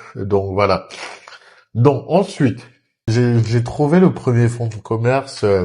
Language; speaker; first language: French; early bilingual, other home language; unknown